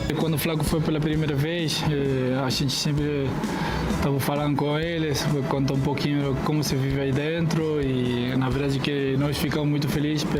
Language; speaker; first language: Portuguese; non-native, fluent; Spanish